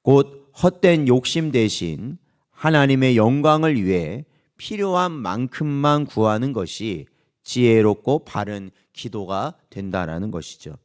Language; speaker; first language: Korean; native; Korean